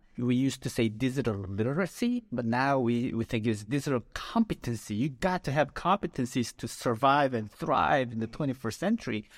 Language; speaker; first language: English; non-native, fluent; Korean